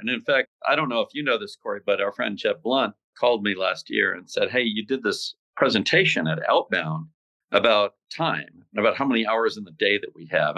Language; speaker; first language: English; native; English